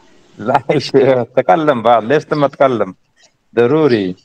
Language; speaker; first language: Arabic; non-native, learner; Urdu